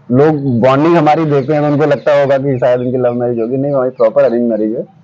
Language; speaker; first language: Hindi; native; Hindi